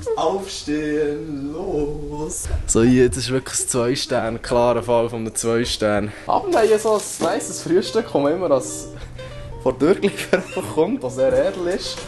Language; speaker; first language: German; native; German